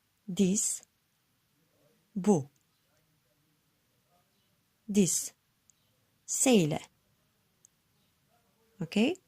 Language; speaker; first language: English; non-native, learner; Turkish